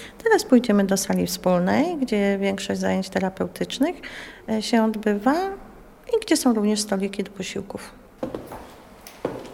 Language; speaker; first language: Polish; native; Polish